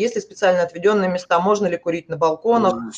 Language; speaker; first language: Russian; native; Russian